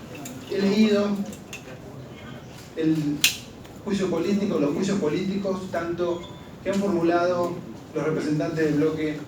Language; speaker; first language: Spanish; native; Spanish